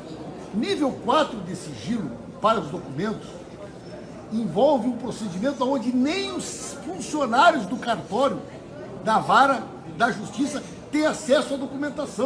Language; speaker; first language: Portuguese; native; Portuguese